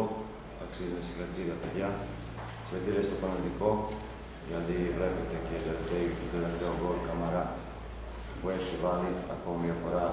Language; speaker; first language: Greek; non-native, learner; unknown